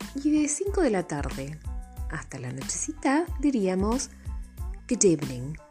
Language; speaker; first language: Spanish; native; Spanish